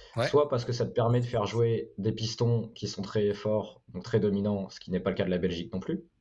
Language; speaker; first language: French; native; French